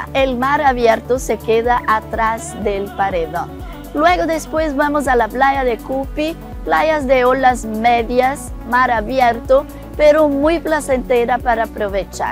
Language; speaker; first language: Spanish; non-native, fluent; Portuguese